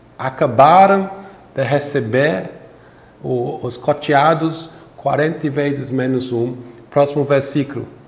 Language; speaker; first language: Portuguese; non-native, fluent; English